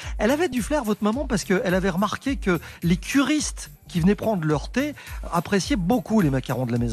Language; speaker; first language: French; native; French